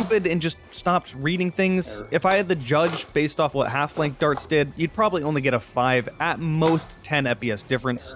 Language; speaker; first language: English; native; English